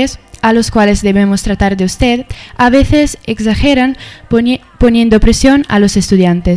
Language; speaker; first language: Spanish; non-native, fluent; Italian